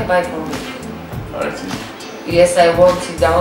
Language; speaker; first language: English; non-native, learner; Bulgarian